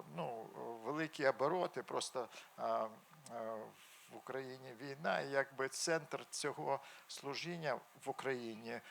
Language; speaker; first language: Ukrainian; non-native, local second language; Russian